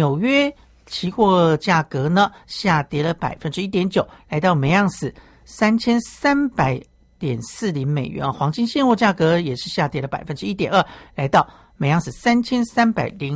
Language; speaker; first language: Chinese; native; Chinese